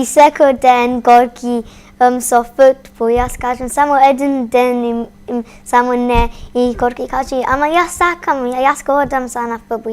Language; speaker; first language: Macedonian; early bilingual, heritage; Macedonian